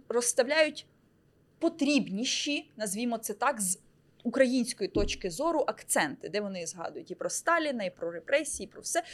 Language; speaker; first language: Ukrainian; native; Ukrainian